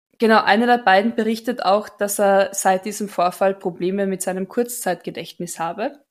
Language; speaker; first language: German; native; German